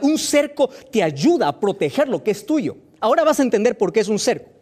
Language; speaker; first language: Spanish; native; Spanish